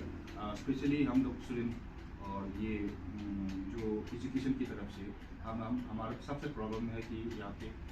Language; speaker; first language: Hindi; non-native, local second language; Thado Chin